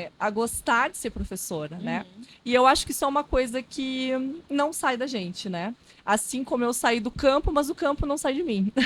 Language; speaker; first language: Portuguese; non-native, local second language; Low German